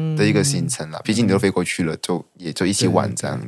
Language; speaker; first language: Chinese; non-native, local second language; Cantonese